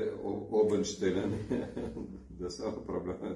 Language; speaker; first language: German; non-native, learner; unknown